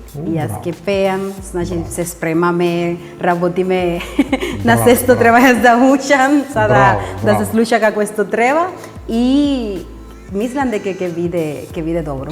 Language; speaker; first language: Macedonian; non-native, learner; Spanish